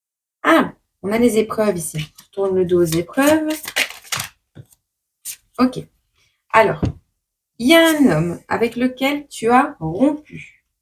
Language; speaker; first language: French; native; French